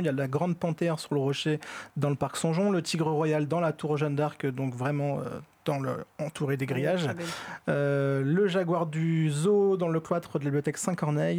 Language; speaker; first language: French; native; French